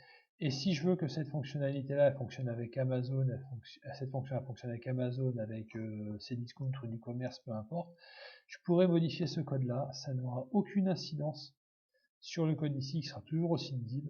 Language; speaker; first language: French; native; French